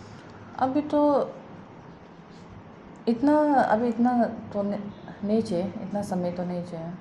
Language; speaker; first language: Hindi; non-native, local second language; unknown